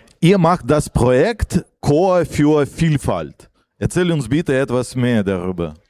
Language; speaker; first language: German; non-native, fluent; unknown